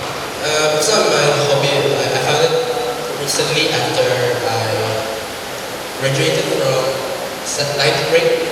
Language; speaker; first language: English; non-native, fluent; Indonesian